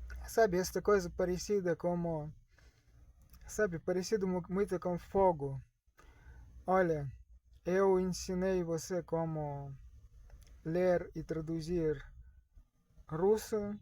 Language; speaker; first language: Portuguese; non-native, learner; Russian